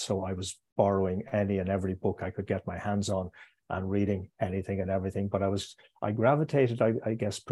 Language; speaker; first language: English; native; English